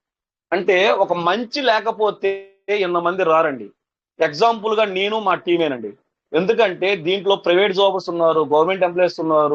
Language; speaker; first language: Telugu; native; Telugu